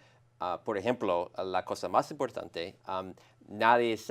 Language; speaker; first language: Spanish; non-native, learner; English